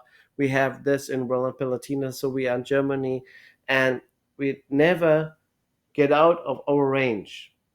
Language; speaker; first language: English; non-native, learner; German